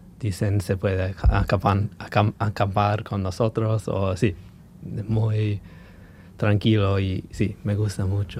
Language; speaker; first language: Spanish; non-native, learner; English